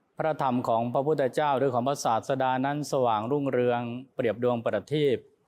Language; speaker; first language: Thai; native; Thai